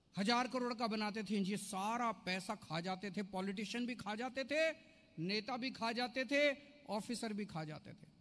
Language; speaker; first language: Hindi; native; Hindi